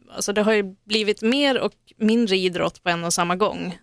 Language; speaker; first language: Swedish; native; Swedish